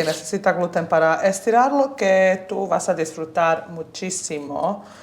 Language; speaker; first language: Spanish; early bilingual, heritage; Bosnian